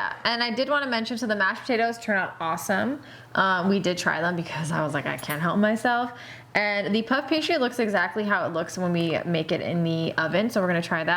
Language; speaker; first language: English; native; English